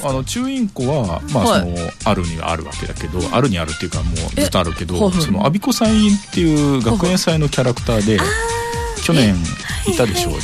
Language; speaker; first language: Japanese; native; Japanese